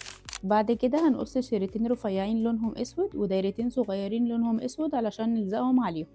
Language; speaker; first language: Arabic; native; Arabic